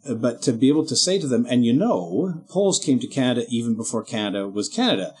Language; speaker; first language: English; native; English